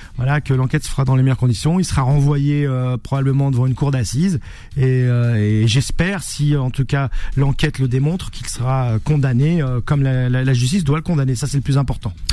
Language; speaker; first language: French; native; French